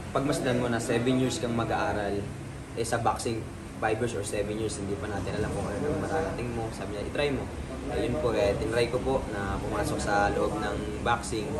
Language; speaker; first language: Filipino; native; Filipino